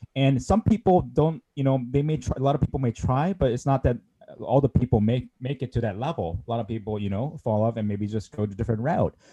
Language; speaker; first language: English; non-native, fluent; Korean